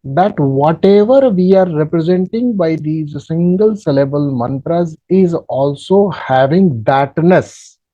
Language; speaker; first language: English; non-native, local second language; Hindi